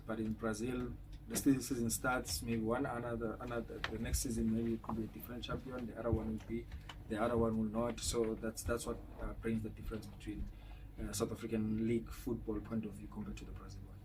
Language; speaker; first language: English; non-native, fluent; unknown